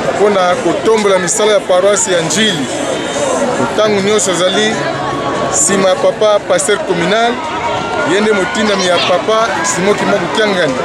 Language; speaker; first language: Lingala; native; Lingala